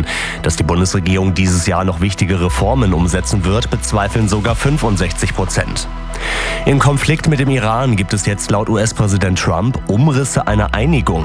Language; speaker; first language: German; native; German